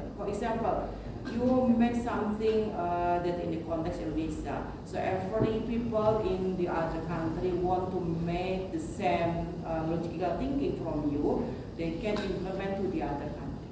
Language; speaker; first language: English; non-native, learner; Indonesian